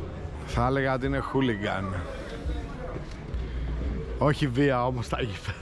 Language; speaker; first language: Greek; non-native, fluent; Turkish